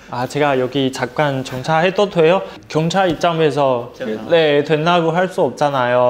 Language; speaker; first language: Korean; non-native, fluent; Chinese